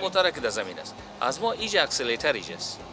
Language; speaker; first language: Persian; native; Persian